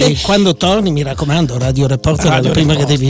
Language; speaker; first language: Italian; native; Italian